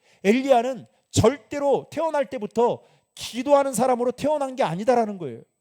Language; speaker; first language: Korean; native; Korean